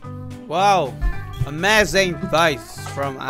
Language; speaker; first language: English; non-native, learner; Indonesian